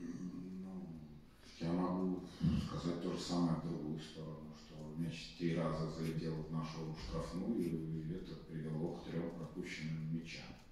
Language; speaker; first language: Russian; native; Russian